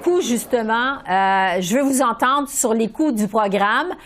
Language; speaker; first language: French; native; French